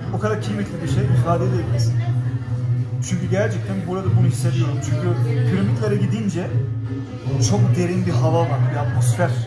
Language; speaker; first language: Turkish; early bilingual, heritage; German